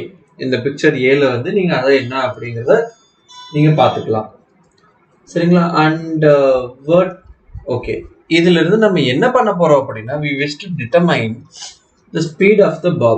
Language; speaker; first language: Tamil; native; Tamil